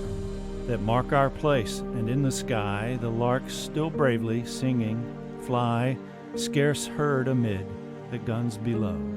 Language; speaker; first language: English; native; English